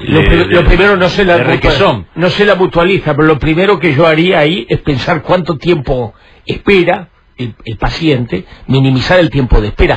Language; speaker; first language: Spanish; native; Spanish